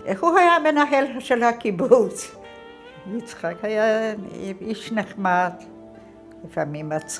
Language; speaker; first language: Hebrew; non-native, fluent; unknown